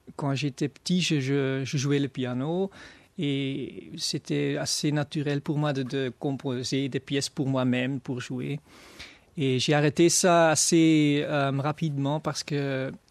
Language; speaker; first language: French; non-native, local second language; Dutch